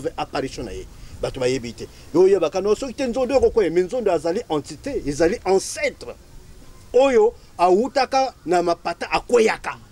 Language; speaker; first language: Lingala; non-native, local second language; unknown